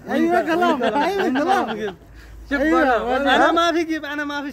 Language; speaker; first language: Arabic; non-native, learner; Nepali